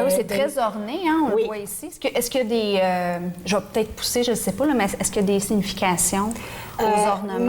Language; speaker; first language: French; native; French